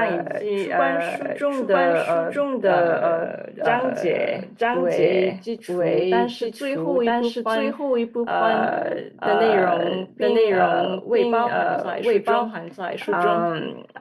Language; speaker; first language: Chinese; non-native, learner; English